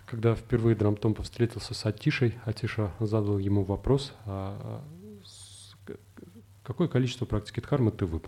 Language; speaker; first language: Russian; native; Russian